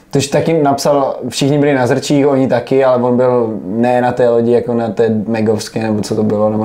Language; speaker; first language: Czech; native; Czech